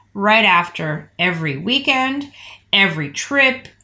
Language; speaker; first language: English; native; English